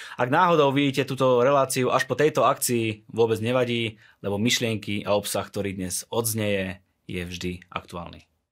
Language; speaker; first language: Slovak; native; Slovak